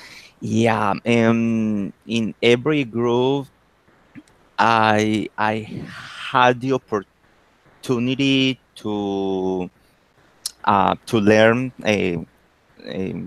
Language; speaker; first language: English; non-native, learner; Spanish